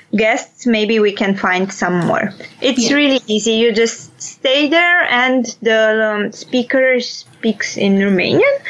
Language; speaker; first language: English; non-native, fluent; Romanian